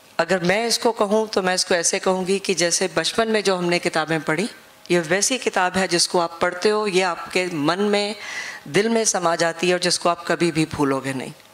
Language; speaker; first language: Hindi; native; Hindi